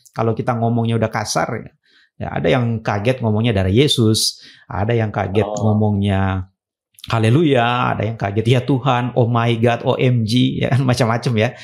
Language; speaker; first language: Indonesian; native; Indonesian